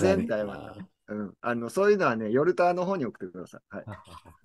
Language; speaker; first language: Japanese; native; Japanese